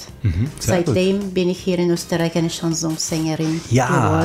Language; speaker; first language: German; non-native, fluent; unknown